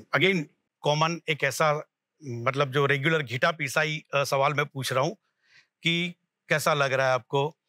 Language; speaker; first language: Hindi; non-native, local second language; Gujarati